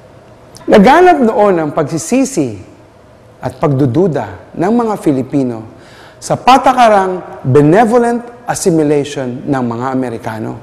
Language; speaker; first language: Filipino; native; Filipino